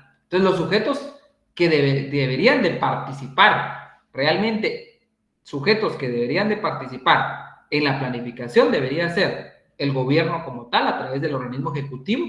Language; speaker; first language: Spanish; native; Spanish